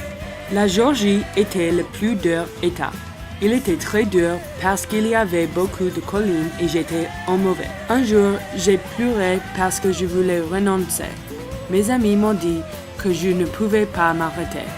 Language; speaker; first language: French; non-native, learner; English